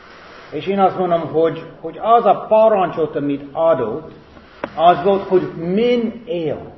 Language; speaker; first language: Hungarian; non-native, fluent; English